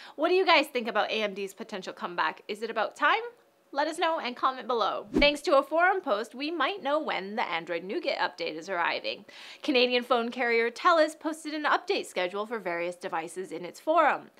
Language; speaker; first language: English; native; English